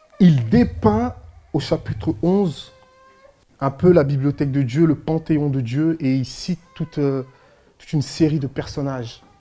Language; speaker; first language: French; early bilingual, other home language; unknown